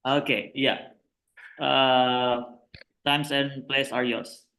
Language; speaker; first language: English; non-native, learner; Indonesian